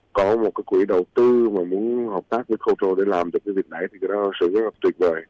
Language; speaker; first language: Vietnamese; early bilingual, heritage; Vietnamese